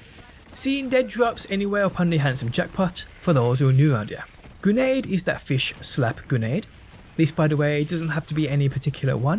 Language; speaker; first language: English; native; English